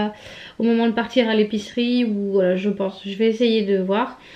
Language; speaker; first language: French; native; French